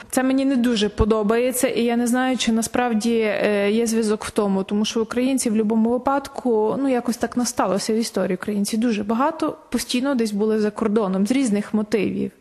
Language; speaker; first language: Ukrainian; native; Ukrainian